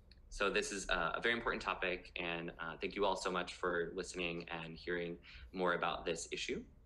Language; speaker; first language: English; native; English